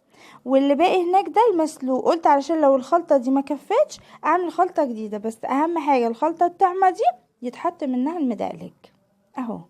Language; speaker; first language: Arabic; native; Arabic